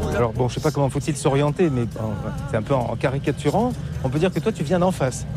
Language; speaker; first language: French; native; French